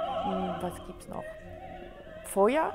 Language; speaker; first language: German; non-native, fluent; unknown